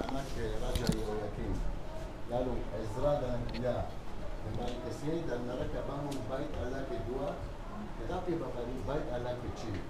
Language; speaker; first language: Indonesian; non-native, fluent; Hebrew